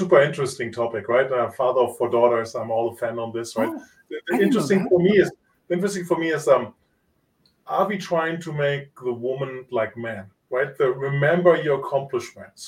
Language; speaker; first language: English; non-native, fluent; Italian